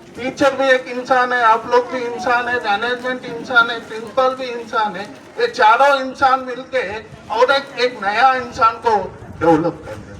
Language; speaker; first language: Hindi; non-native, local second language; Kannada